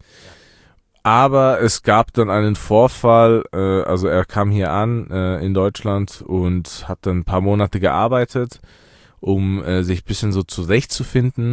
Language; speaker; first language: German; early bilingual, other home language; Persian